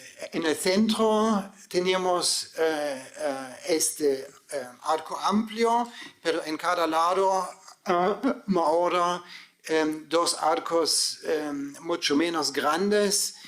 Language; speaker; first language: Spanish; non-native, fluent; German